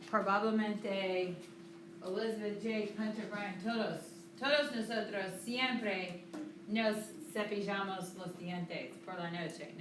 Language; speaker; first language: Spanish; non-native, fluent; English